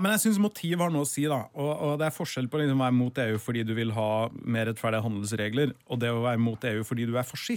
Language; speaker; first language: Norwegian; native; Norwegian